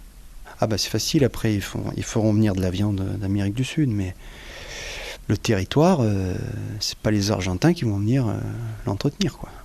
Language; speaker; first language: French; native; French